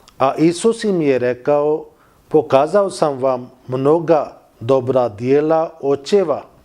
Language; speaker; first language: Bosnian; non-native, learner; Urdu